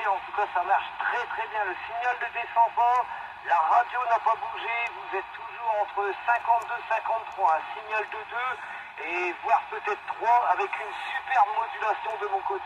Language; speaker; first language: French; native; French